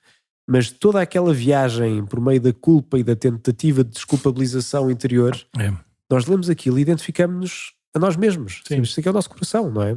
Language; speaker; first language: Portuguese; native; Portuguese